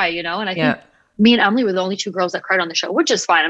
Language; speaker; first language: English; native; English